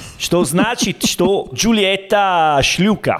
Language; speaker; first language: Russian; non-native, learner; Italian